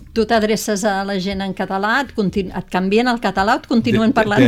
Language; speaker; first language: Catalan; native; Catalan